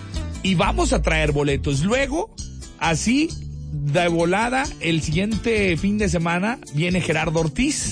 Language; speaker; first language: Spanish; native; Spanish